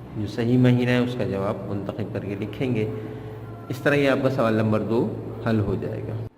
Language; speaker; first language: Urdu; native; Urdu